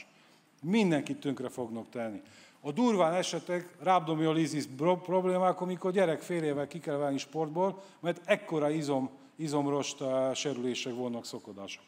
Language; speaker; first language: Hungarian; non-native, fluent; Polish